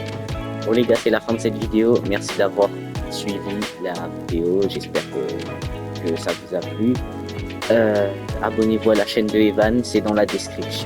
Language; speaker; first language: French; native; French